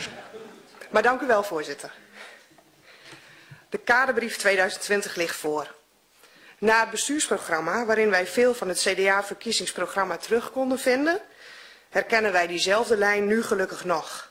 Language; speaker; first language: Dutch; native; Dutch